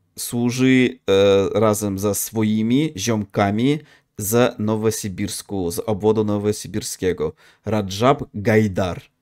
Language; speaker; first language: Polish; non-native, fluent; Russian